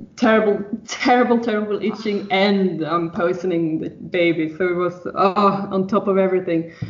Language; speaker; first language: English; non-native, fluent; Swedish